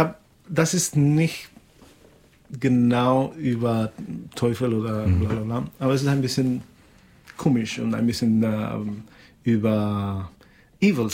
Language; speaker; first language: German; non-native, learner; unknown